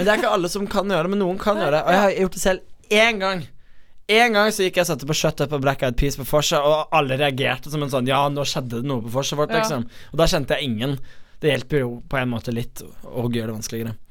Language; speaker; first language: Norwegian; native; Norwegian